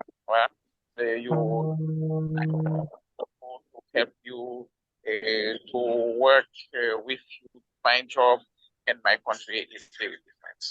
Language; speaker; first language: English; non-native, learner; Haitian Creole